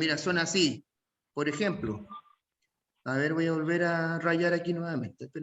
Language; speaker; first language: Spanish; native; Spanish